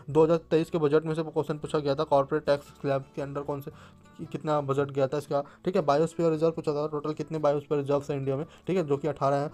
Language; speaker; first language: Hindi; native; Hindi